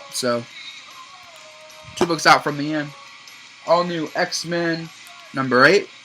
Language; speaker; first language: English; native; English